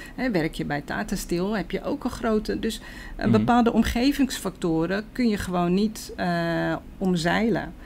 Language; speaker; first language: Dutch; native; Dutch